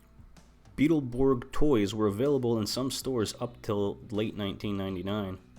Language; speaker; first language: English; native; English